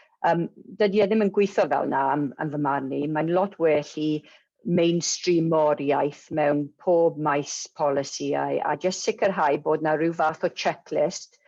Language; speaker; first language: Welsh; non-native, local second language; English